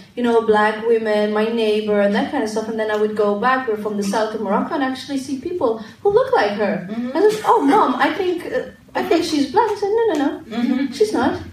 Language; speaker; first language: English; non-native, fluent; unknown